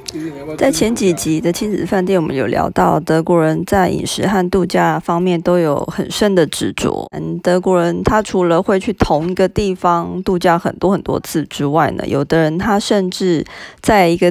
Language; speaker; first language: Chinese; native; Chinese